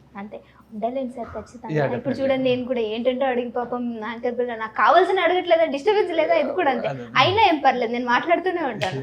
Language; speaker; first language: Telugu; native; Telugu